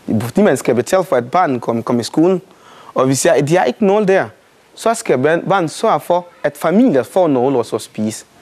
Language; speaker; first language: Danish; non-native, fluent; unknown